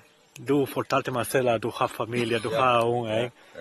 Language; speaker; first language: Danish; non-native, fluent; Spanish